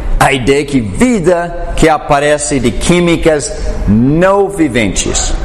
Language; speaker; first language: Portuguese; non-native, fluent; English